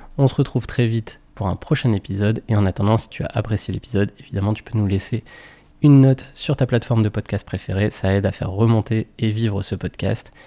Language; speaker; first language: French; native; French